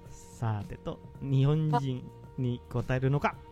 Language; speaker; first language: Japanese; non-native, fluent; Indonesian